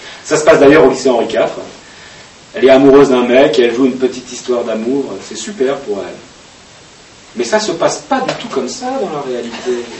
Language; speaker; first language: French; native; French